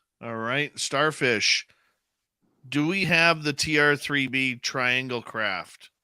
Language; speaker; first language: English; native; English